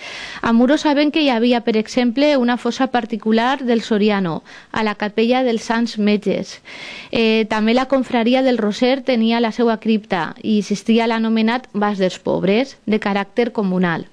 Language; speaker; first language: Catalan; native; Catalan